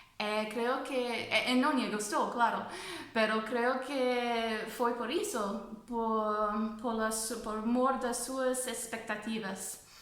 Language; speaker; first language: Portuguese; non-native, fluent; English